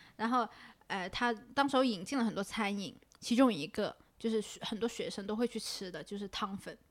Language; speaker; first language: Chinese; non-native, local second language; Cantonese